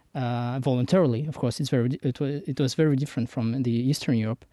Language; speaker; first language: English; non-native, fluent; Persian